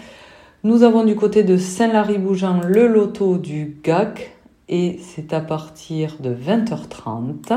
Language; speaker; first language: French; native; French